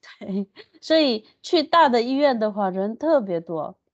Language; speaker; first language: Chinese; non-native, learner; Japanese